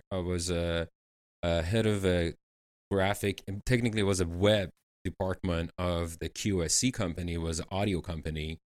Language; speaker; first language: English; non-native, fluent; Persian